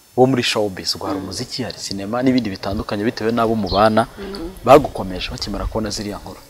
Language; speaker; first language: Kinyarwanda; native; Kinyarwanda